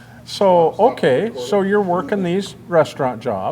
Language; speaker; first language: English; native; English